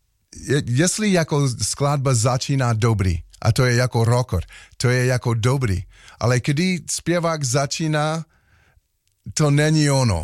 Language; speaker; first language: Czech; non-native, learner; Slovak